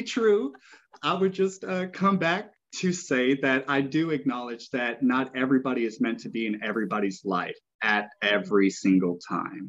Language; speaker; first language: English; native; English